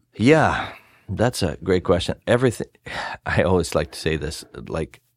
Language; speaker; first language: English; non-native, fluent; Russian